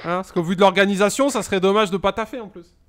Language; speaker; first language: French; native; French